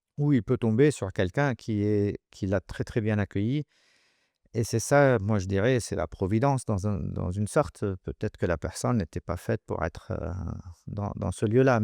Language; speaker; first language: French; non-native, local second language; Arabic